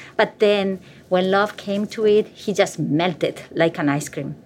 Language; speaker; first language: English; non-native, fluent; Spanish